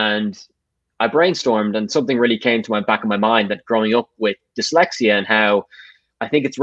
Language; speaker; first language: English; native; English